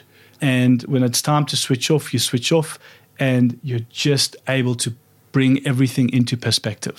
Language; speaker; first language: English; native; English